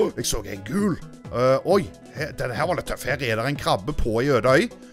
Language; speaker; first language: Norwegian; native; Norwegian